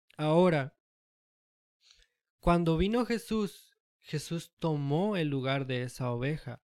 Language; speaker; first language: Spanish; early bilingual, heritage; Spanish